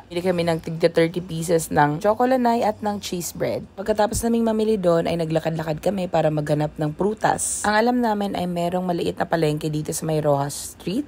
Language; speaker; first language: Filipino; non-native, local second language; Cebuano